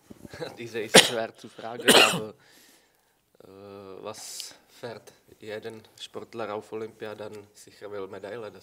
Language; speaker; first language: German; non-native, learner; Czech